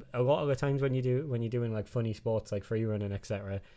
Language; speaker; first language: English; native; English